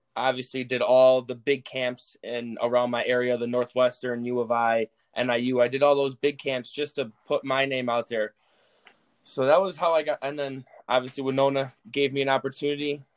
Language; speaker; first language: English; native; English